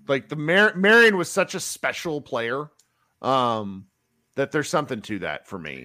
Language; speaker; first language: English; native; English